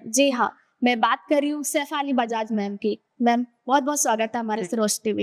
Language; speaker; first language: Hindi; native; Hindi